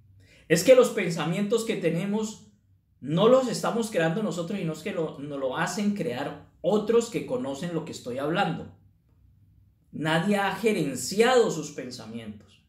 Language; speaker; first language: Spanish; native; Spanish